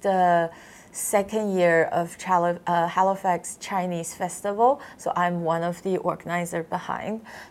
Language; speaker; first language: English; non-native, fluent; Chinese